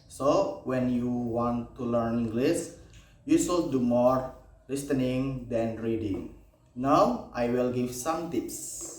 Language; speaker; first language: English; non-native, learner; Indonesian